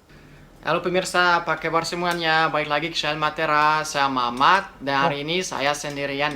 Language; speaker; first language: Indonesian; non-native, fluent; French